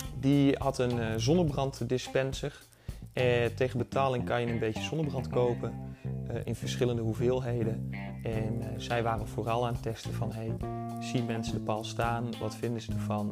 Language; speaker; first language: Dutch; native; Dutch